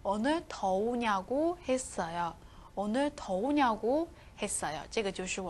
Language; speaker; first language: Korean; non-native, fluent; Chinese